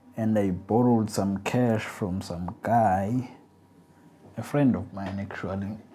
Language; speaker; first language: English; non-native, local second language; Zulu